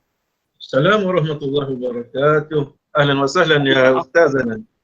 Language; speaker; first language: Arabic; non-native, fluent; Malay